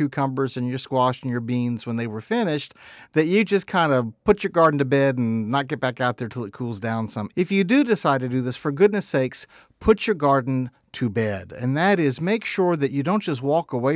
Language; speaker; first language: English; native; English